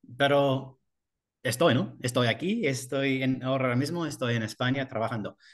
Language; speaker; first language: Spanish; non-native, learner; English